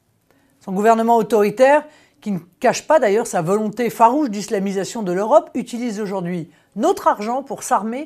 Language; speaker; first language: French; native; French